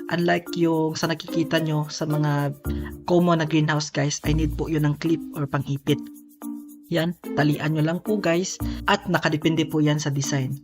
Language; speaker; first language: Filipino; non-native, local second language; Cebuano